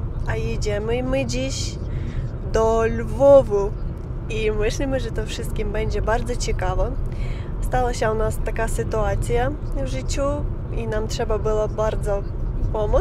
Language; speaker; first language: Polish; non-native, learner; Ukrainian